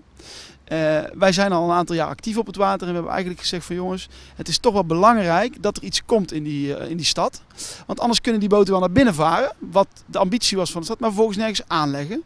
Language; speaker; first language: Dutch; native; Dutch